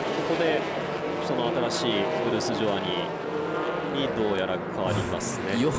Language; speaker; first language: Japanese; native; Japanese